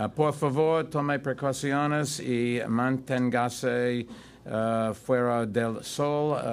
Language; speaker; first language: Spanish; non-native, learner; English